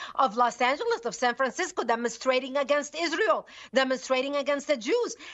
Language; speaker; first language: English; non-native, fluent; Arabic